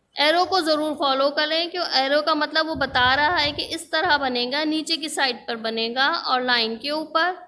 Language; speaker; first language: Urdu; native; Urdu